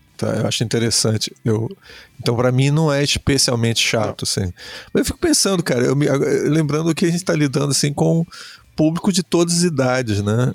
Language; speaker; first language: Portuguese; native; Portuguese